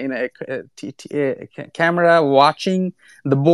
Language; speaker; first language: English; non-native, local second language; Bangla